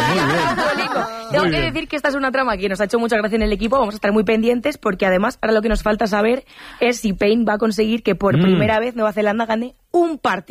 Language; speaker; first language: Spanish; native; Spanish